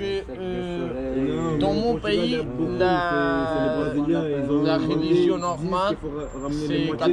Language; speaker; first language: French; non-native, fluent; Portuguese